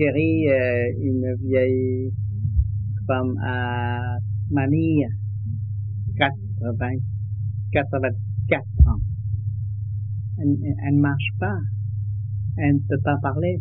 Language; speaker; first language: French; non-native, learner; Vietnamese